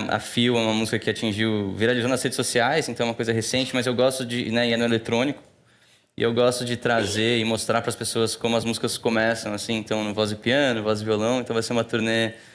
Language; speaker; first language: Portuguese; native; Portuguese